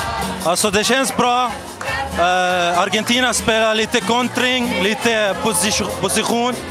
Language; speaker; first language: Swedish; non-native, learner; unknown